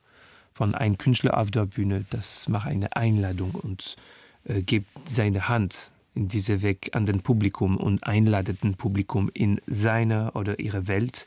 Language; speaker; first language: German; non-native, fluent; French